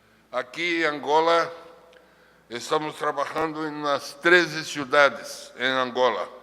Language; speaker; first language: Spanish; non-native, fluent; Portuguese